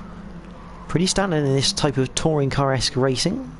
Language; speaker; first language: English; native; English